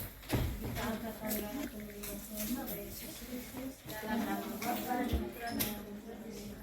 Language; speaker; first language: Indonesian; native; Indonesian